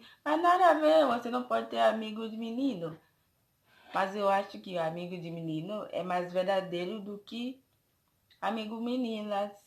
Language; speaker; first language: Portuguese; non-native, fluent; Haitian Creole